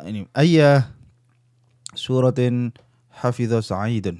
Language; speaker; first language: Arabic; non-native, fluent; Indonesian